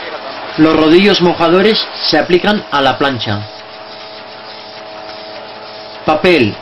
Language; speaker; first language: Spanish; native; Spanish